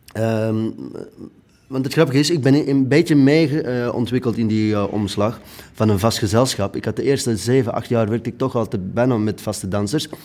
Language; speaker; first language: Dutch; native; Dutch